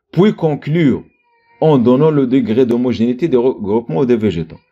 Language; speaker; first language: French; non-native, local second language; Arabic